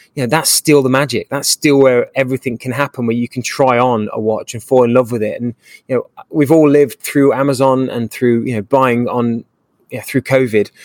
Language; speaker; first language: English; native; English